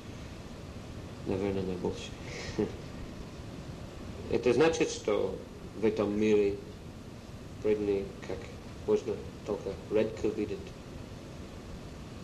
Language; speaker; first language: Russian; non-native, learner; English